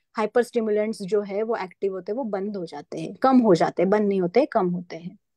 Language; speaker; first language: Hindi; non-native, local second language; Marathi